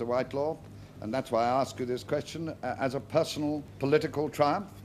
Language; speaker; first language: English; native; English